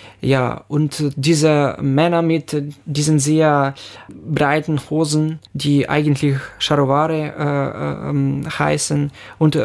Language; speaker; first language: German; non-native, fluent; Ukrainian